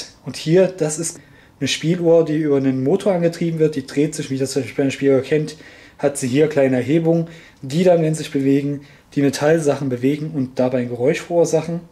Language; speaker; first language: German; native; German